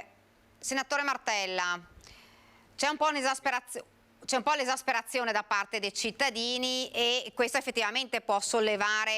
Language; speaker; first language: Italian; native; Italian